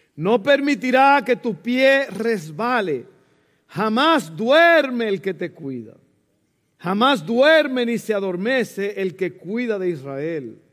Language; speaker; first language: Spanish; early bilingual, heritage; Spanish